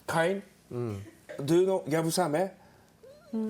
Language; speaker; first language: English; non-native, learner; Japanese